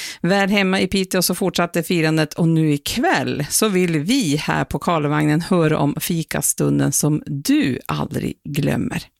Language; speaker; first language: Swedish; native; Swedish